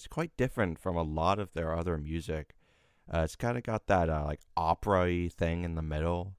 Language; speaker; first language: English; native; English